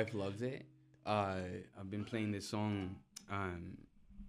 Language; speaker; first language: English; non-native, local second language; Ganda